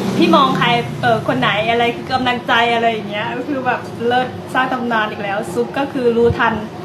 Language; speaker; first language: Thai; native; Thai